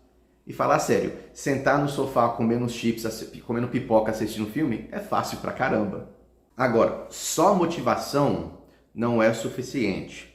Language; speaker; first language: Portuguese; early bilingual, heritage; Portuguese